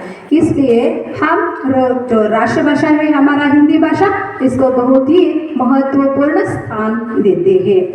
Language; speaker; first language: Hindi; non-native, local second language; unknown